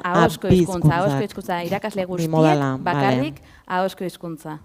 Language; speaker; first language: Basque; native; Basque